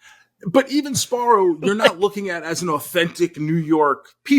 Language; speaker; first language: English; native; English